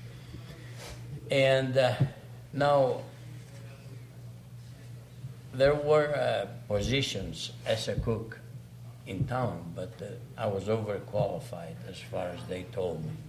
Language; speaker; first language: English; non-native, fluent; Greek